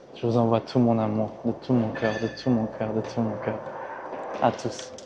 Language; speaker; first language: French; early bilingual, other home language; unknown